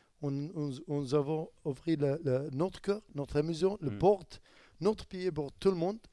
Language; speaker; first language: French; non-native, learner; Arabic